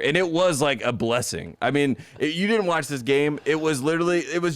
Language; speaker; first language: English; native; English